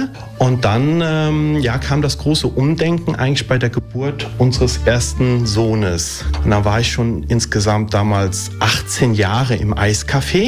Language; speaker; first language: German; early bilingual, other home language; Italian